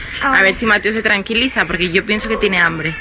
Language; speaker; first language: Spanish; native; Spanish